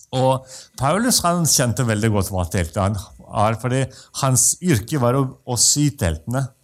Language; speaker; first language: Norwegian; non-native, fluent; Russian